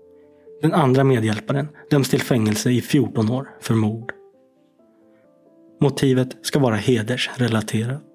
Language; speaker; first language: Swedish; native; Swedish